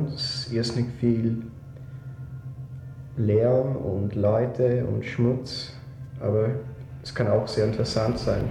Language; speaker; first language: German; non-native, fluent; English